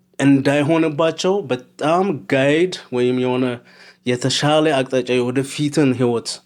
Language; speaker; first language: Amharic; non-native, local second language; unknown